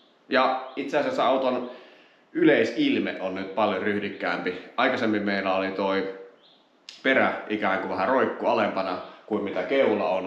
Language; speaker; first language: Finnish; native; Finnish